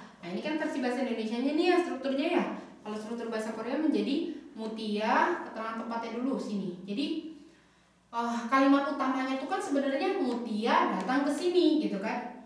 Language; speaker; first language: Indonesian; native; Indonesian